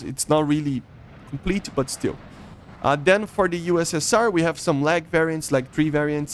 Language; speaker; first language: English; non-native, fluent; Portuguese